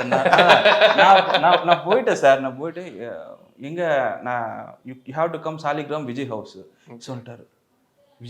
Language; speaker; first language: Tamil; non-native, learner; Telugu